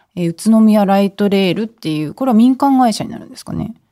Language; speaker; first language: Japanese; native; Japanese